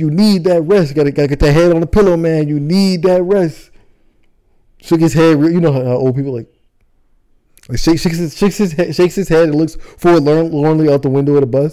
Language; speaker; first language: English; native; English